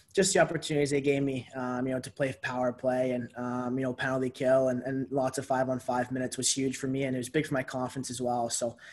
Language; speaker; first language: English; native; English